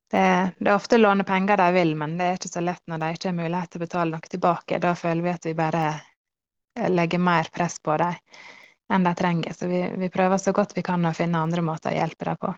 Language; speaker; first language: Norwegian; early bilingual, heritage; Norwegian